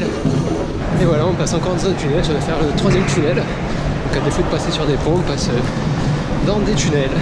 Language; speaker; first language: French; native; French